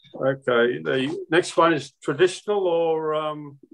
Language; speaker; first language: English; native; English